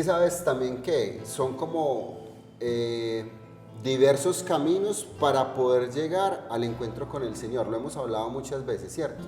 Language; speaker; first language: Spanish; native; Spanish